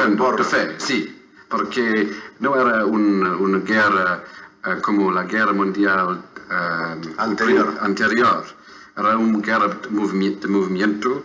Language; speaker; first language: Spanish; non-native, fluent; English